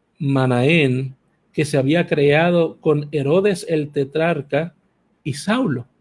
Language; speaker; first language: Spanish; native; Spanish